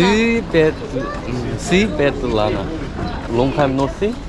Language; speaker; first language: English; non-native, learner; Korean